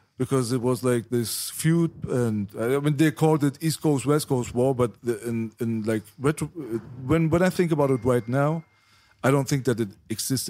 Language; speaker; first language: English; non-native, fluent; Persian